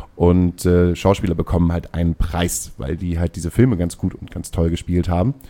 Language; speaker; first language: German; native; German